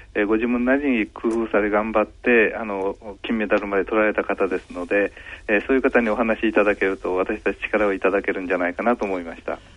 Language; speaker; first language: Japanese; native; Japanese